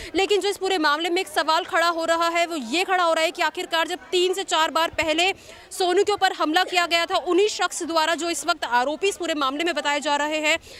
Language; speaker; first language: Hindi; native; Hindi